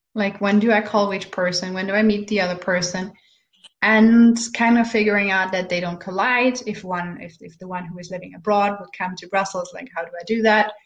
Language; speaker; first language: English; non-native, fluent; German